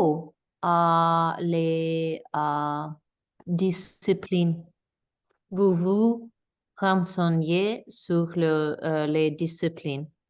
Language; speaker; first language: French; non-native, learner; English